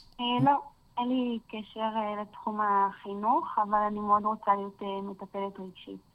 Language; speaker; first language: Hebrew; native; Hebrew